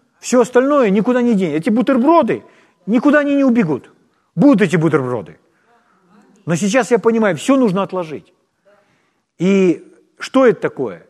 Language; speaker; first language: Russian; non-native, local second language; Ukrainian